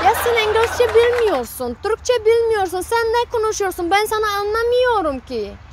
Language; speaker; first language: Turkish; non-native, learner; Tajik